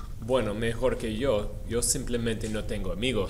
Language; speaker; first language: Spanish; non-native, fluent; English